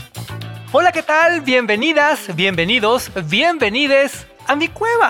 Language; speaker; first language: Spanish; native; Spanish